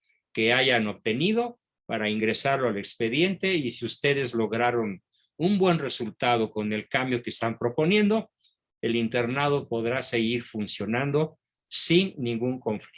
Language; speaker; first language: Spanish; native; Spanish